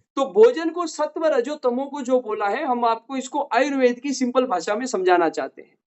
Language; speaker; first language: Hindi; non-native, local second language; Marathi